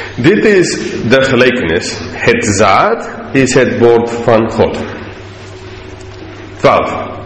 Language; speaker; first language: Dutch; non-native, learner; English